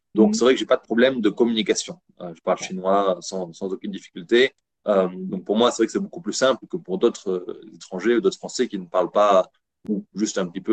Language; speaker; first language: French; native; French